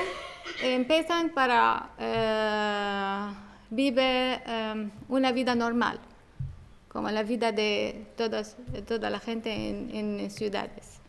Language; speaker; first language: Spanish; non-native, learner; Arabic